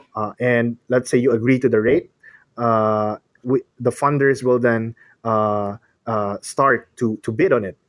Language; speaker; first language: English; non-native, local second language; Filipino